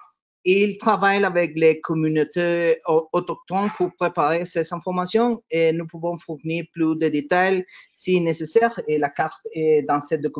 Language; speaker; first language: French; non-native, learner; Spanish